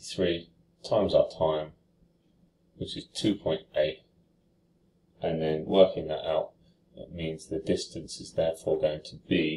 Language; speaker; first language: English; native; English